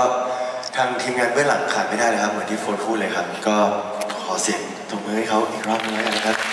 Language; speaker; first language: Thai; native; Thai